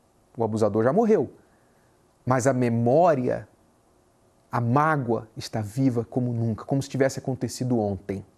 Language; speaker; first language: Portuguese; native; Portuguese